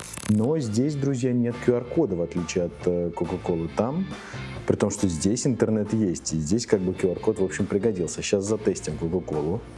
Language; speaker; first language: Russian; native; Russian